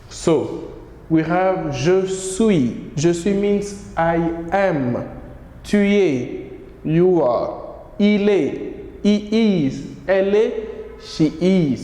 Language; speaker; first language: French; non-native, fluent; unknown